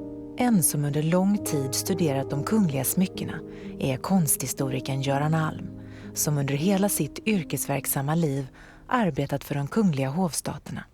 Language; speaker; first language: Swedish; native; Swedish